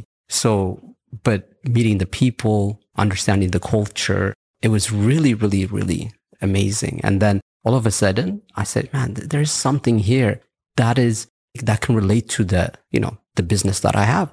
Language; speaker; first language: English; early bilingual, other home language; Amharic